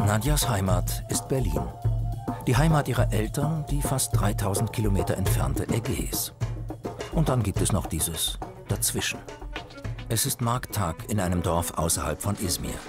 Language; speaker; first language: German; native; German